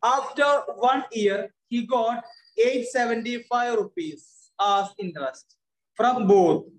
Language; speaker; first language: English; non-native, local second language; Malayalam